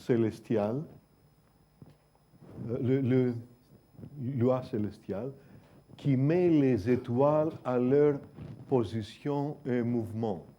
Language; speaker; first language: French; non-native, fluent; Greek